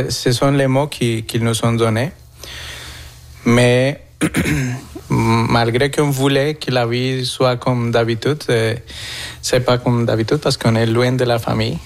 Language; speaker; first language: French; non-native, fluent; Spanish